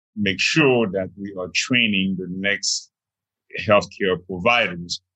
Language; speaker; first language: English; non-native, fluent; Haitian Creole